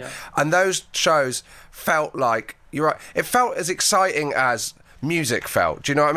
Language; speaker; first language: English; native; English